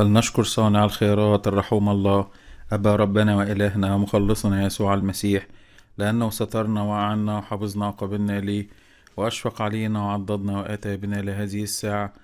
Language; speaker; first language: Arabic; native; Arabic